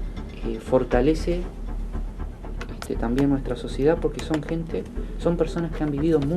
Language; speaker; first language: Spanish; native; Spanish